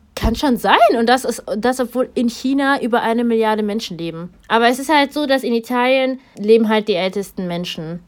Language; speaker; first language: German; early bilingual, other home language; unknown